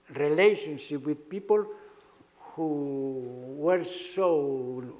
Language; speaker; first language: English; non-native, fluent; Spanish